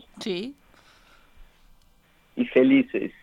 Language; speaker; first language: Spanish; non-native, learner; Portuguese